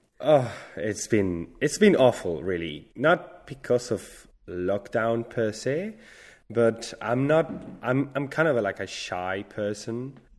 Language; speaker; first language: English; non-native, fluent; Spanish